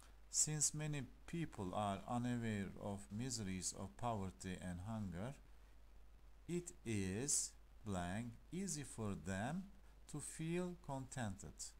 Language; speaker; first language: English; non-native, fluent; Turkish